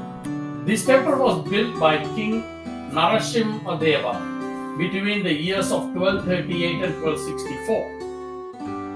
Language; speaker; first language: English; non-native, local second language; Tamil